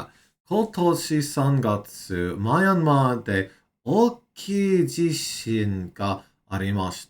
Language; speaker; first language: Japanese; non-native, learner; English